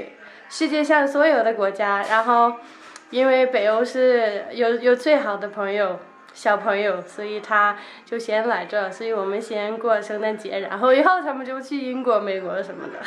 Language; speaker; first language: Chinese; non-native, fluent; Danish